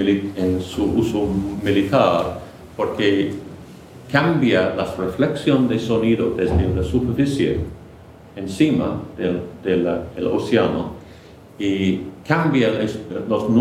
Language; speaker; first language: Spanish; non-native, fluent; English